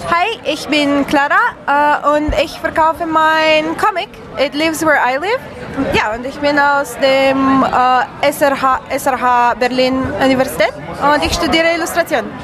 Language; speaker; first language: German; non-native, fluent; Romanian